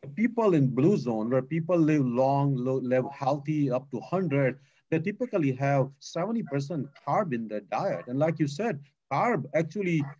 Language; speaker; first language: English; non-native, local second language; Gujarati